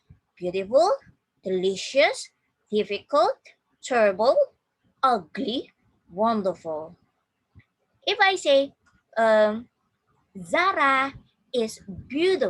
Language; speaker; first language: English; non-native, fluent; Indonesian